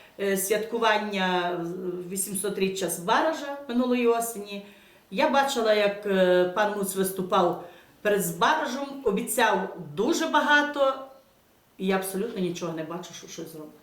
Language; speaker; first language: Ukrainian; native; Ukrainian